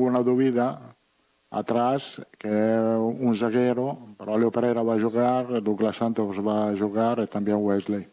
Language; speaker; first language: Portuguese; non-native, learner; Italian